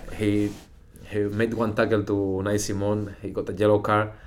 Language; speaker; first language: English; non-native, fluent; Spanish